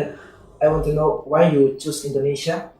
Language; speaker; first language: English; non-native, learner; Indonesian